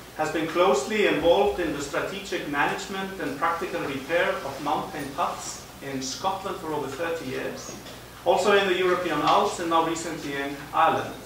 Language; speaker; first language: English; non-native, fluent; Icelandic